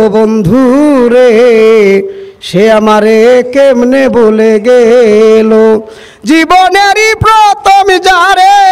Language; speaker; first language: Bangla; native; Bangla